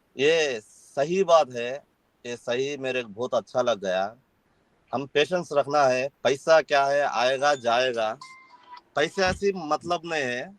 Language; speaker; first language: Hindi; non-native, local second language; Telugu